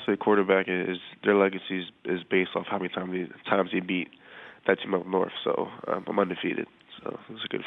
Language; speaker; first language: English; native; English